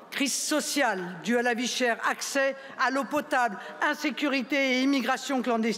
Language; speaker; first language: French; native; French